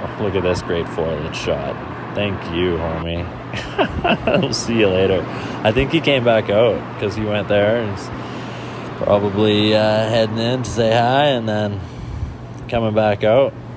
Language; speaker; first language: English; native; English